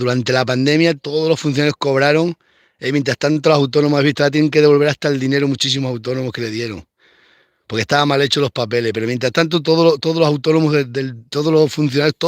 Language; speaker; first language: Spanish; native; Spanish